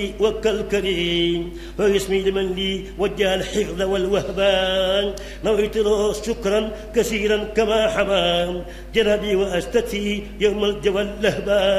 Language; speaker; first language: Arabic; non-native, fluent; Wolof